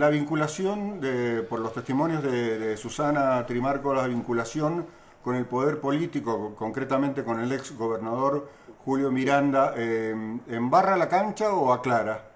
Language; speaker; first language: Spanish; native; Spanish